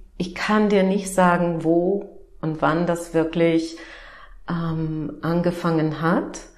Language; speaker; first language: German; non-native, fluent; English